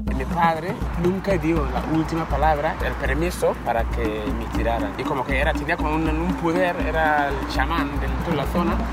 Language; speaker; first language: Spanish; non-native, fluent; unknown